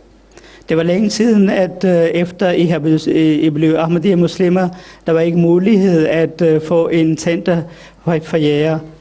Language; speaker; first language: Danish; non-native, fluent; Urdu